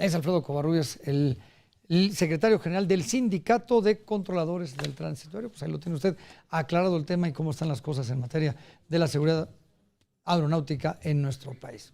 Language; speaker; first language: Spanish; native; Spanish